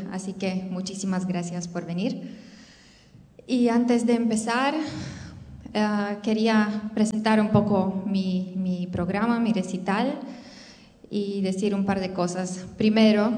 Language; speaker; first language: Spanish; non-native, fluent; Romanian